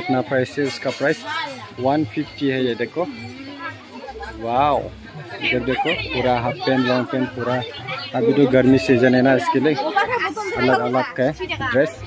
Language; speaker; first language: Hindi; non-native, local second language; Bodo